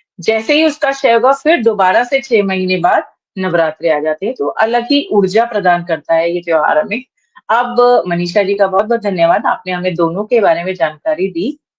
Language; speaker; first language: Hindi; native; Hindi